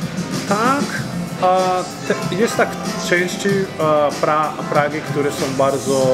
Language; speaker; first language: Polish; non-native, learner; Portuguese